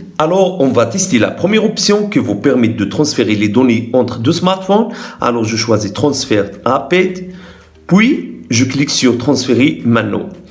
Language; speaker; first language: French; non-native, local second language; Arabic